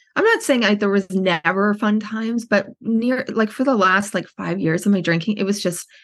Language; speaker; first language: English; native; English